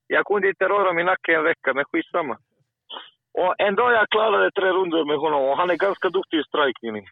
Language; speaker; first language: Swedish; non-native, fluent; Serbian